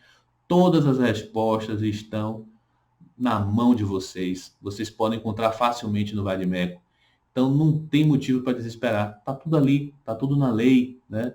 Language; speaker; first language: Portuguese; native; Portuguese